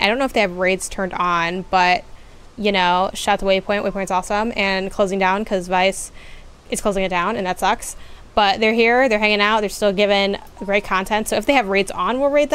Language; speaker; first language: English; native; English